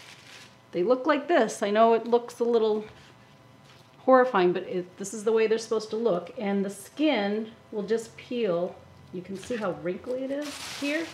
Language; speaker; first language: English; native; English